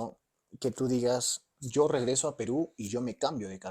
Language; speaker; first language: Spanish; native; Spanish